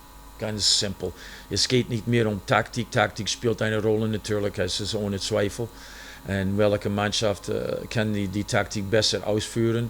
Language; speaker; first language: German; non-native, fluent; English